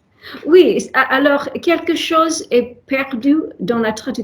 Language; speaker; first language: French; non-native, fluent; English